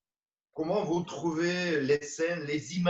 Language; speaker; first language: French; non-native, fluent; Romanian